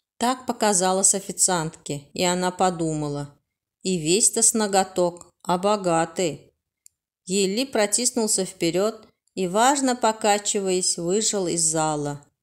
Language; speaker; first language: Russian; non-native, local second language; Turkmen